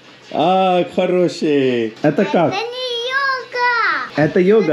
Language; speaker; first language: Russian; non-native, learner; Hindi